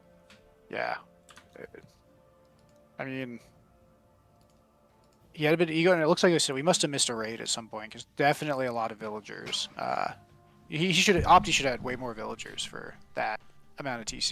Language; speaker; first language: English; native; English